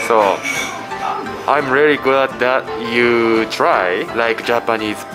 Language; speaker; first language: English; non-native, learner; Japanese